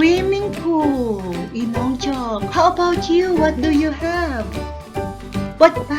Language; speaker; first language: English; non-native, learner; Thai